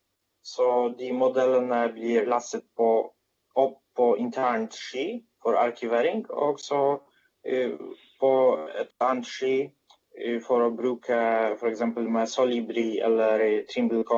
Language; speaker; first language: Swedish; non-native, fluent; Polish